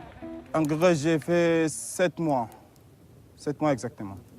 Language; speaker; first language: French; non-native, learner; Arabic